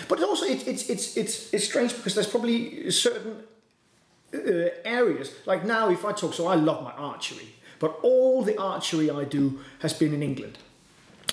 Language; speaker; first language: English; non-native, fluent; Danish